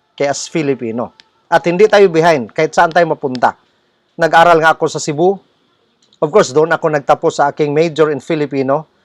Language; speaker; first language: Filipino; non-native, local second language; Cebuano